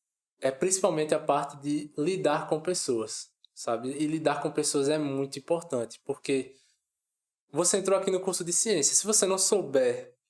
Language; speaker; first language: Portuguese; native; Portuguese